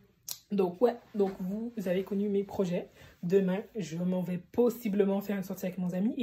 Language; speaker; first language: French; native; French